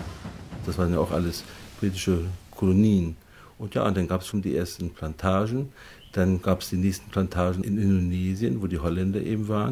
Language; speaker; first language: German; native; German